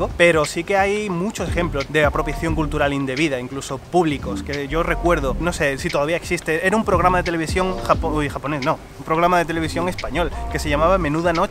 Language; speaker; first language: Spanish; native; Spanish